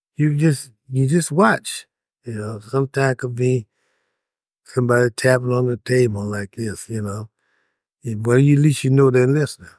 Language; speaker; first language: English; native; English